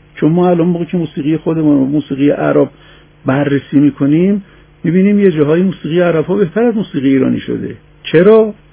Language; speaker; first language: Persian; native; Persian